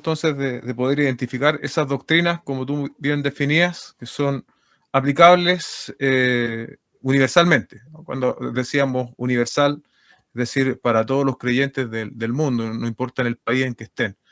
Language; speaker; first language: Spanish; native; Spanish